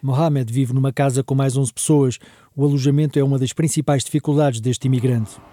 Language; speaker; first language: Portuguese; native; Portuguese